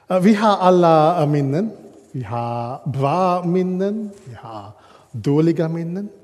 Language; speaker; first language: Swedish; non-native, learner; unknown